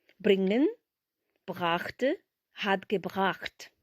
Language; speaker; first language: German; non-native, fluent; Ukrainian